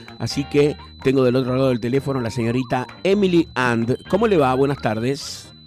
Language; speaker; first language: Spanish; native; Spanish